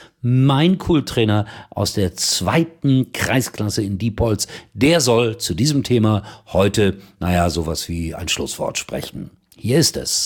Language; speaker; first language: German; native; German